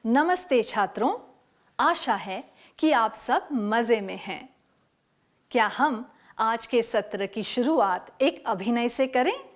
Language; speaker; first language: Hindi; native; Hindi